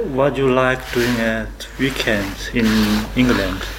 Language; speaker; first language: English; non-native, learner; Chinese